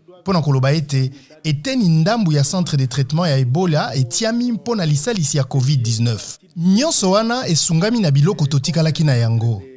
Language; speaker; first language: Lingala; non-native, local second language; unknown